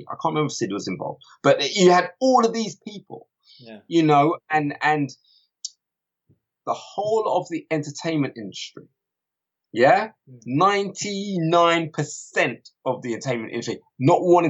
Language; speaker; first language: English; native; English